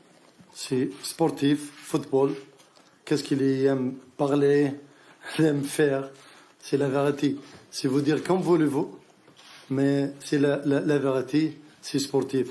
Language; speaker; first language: French; non-native, learner; Arabic